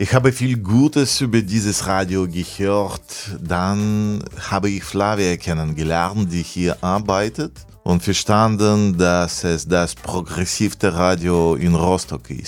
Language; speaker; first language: German; non-native, fluent; Russian